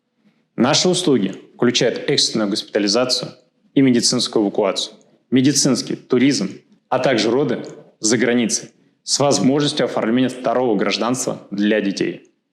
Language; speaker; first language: Russian; native; Russian